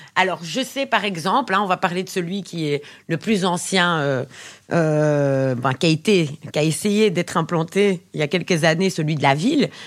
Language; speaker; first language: French; native; French